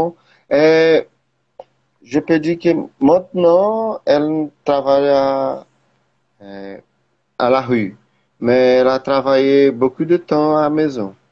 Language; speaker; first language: French; non-native, learner; Portuguese